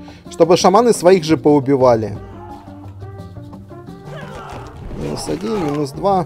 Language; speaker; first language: Russian; native; Russian